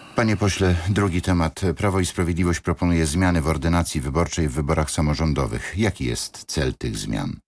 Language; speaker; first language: Polish; native; Polish